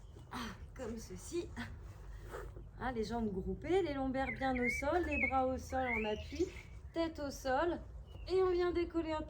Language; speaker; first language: French; native; French